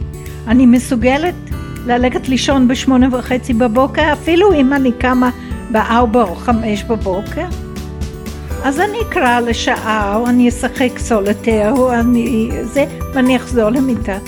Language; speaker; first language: Hebrew; non-native, fluent; English